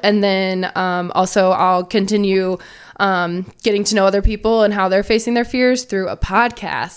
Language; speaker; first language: English; native; English